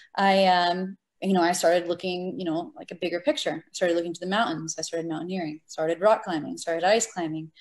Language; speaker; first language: English; native; English